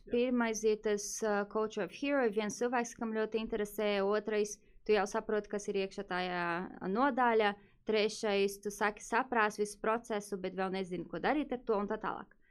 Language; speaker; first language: Latvian; non-native, fluent; Portuguese